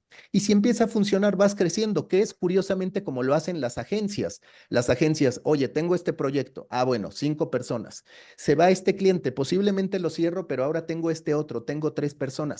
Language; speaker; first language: Spanish; native; Spanish